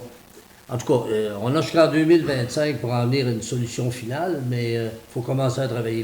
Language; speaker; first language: French; native; French